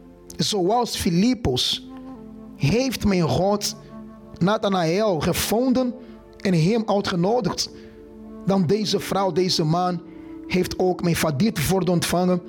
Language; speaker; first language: Dutch; non-native, fluent; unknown